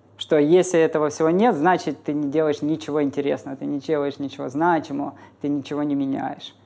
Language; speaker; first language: Russian; native; Russian